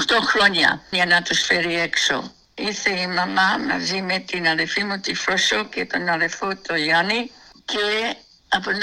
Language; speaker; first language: Greek; early bilingual, heritage; Greek